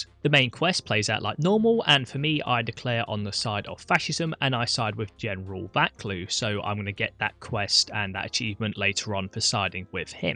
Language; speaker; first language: English; native; English